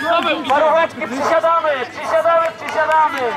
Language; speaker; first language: Polish; native; Polish